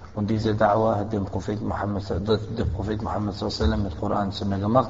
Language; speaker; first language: German; non-native, fluent; Arabic